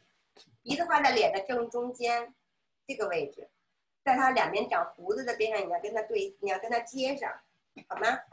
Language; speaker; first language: Chinese; native; Chinese